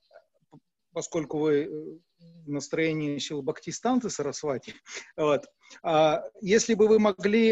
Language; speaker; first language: Russian; native; Russian